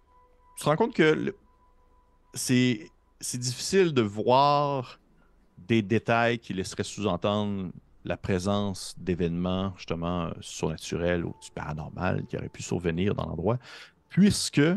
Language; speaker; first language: French; native; French